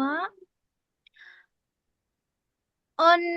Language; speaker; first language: Korean; non-native, learner; Indonesian